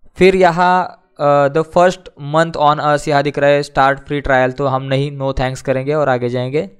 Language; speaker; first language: Hindi; non-native, local second language; Marathi